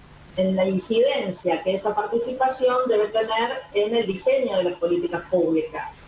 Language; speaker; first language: Spanish; native; Spanish